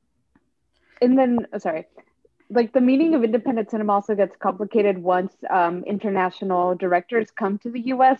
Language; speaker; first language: English; native; English